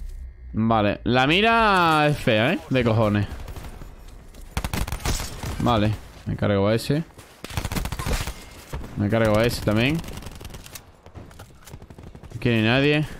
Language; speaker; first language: Spanish; native; Spanish